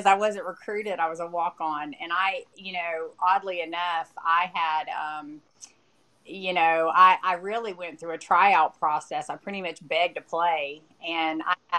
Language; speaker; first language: English; native; English